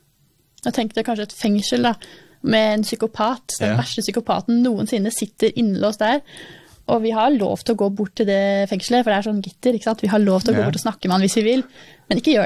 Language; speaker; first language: Norwegian; native; Norwegian